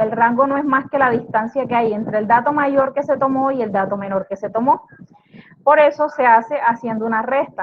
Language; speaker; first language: Spanish; native; Spanish